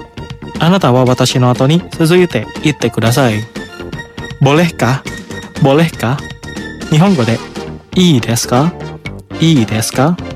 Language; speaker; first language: Japanese; non-native, fluent; Indonesian